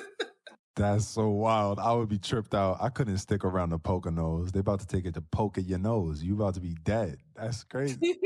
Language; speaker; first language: English; native; English